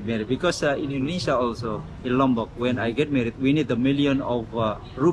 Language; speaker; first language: English; non-native, learner; Indonesian